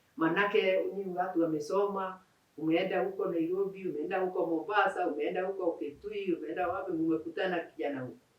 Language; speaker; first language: Swahili; non-native, local second language; Kikuyu